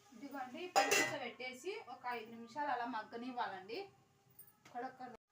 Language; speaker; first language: Telugu; non-native, local second language; Urdu